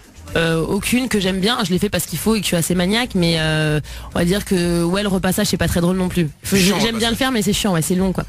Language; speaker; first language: French; native; French